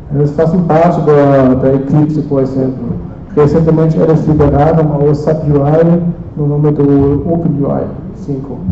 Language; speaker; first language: Portuguese; non-native, fluent; German